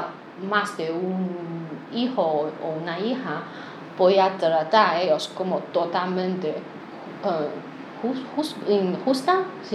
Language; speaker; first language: Spanish; non-native, learner; Chinese